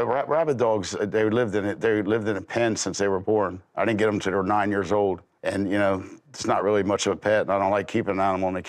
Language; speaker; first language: English; native; English